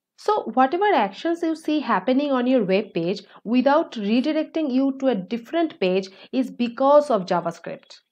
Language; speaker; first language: English; non-native, local second language; Bangla